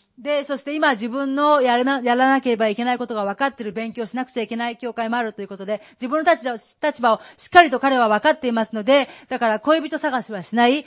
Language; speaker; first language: Japanese; native; Japanese